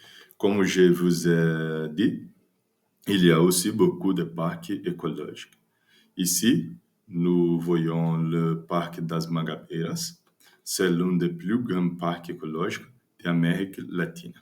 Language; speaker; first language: French; non-native, learner; Portuguese